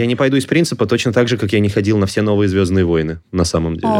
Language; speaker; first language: Russian; native; Russian